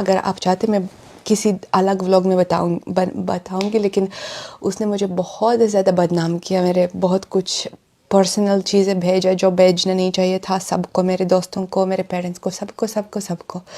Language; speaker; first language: Hindi; non-native, fluent; Russian